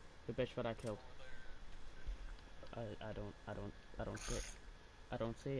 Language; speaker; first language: English; native; English